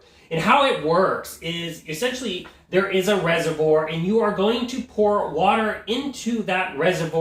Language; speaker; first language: English; native; English